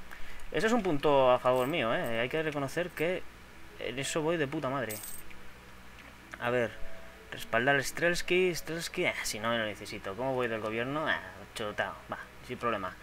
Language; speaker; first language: Spanish; native; Spanish